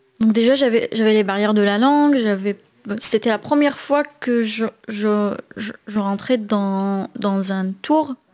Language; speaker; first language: French; non-native, fluent; Arabic